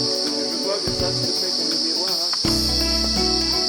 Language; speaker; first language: French; non-native, learner; Spanish